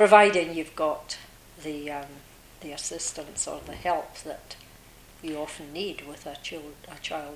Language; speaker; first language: English; native; English